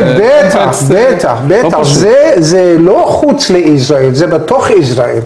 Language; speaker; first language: Hebrew; non-native, learner; Persian